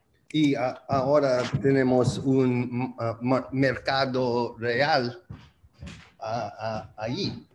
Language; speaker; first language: Spanish; non-native, learner; English